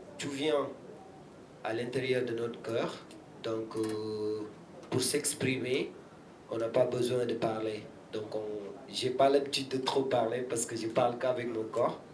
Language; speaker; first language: French; non-native, local second language; Wolof